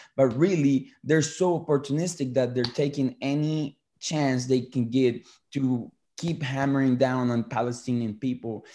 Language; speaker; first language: English; early bilingual, other home language; Spanish